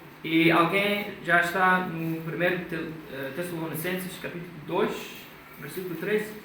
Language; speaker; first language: Portuguese; non-native, fluent; English